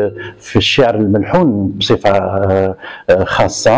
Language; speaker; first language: Arabic; native; Arabic